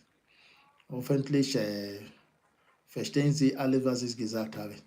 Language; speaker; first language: German; non-native, learner; Yoruba